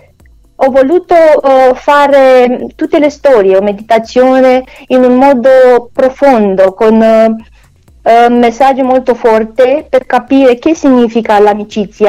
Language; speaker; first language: Italian; non-native, learner; Romanian